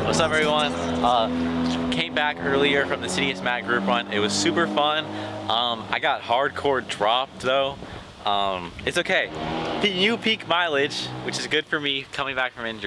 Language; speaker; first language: English; native; English